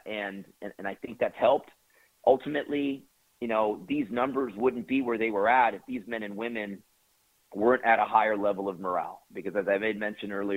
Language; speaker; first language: English; early bilingual, other home language; Spanish